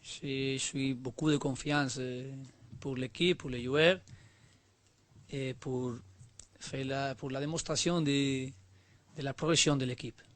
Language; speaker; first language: French; non-native, learner; Spanish